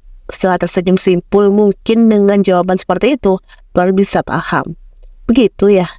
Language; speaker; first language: Indonesian; native; Indonesian